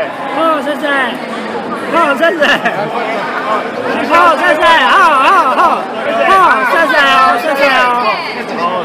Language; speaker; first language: Chinese; native; Chinese